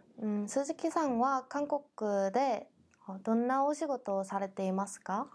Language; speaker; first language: Japanese; non-native, learner; Korean